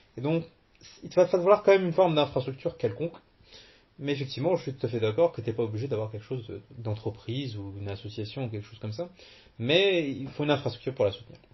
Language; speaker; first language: French; early bilingual, other home language; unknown